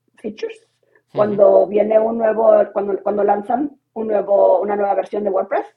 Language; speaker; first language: Spanish; native; Spanish